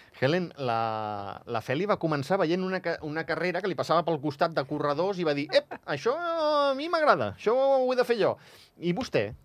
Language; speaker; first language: Catalan; native; Catalan